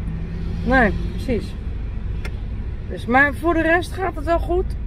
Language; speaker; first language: Dutch; native; Dutch